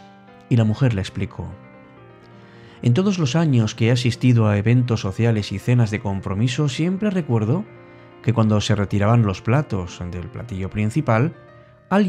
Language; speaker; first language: Spanish; native; Spanish